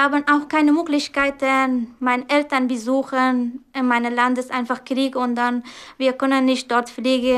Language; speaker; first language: German; non-native, learner; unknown